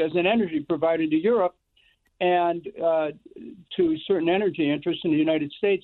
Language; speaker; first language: English; native; English